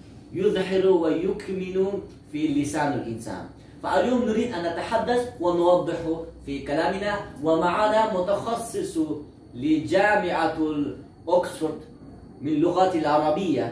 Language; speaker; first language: Arabic; non-native, learner; Uzbek